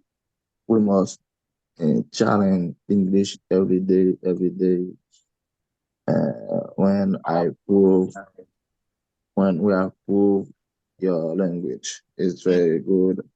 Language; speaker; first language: English; non-native, learner; Haitian Creole